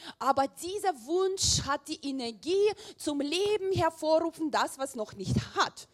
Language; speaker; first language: German; non-native, learner; Russian